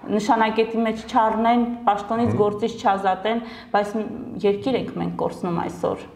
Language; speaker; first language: Armenian; native; Armenian